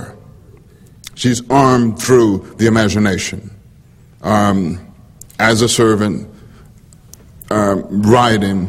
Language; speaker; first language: English; native; English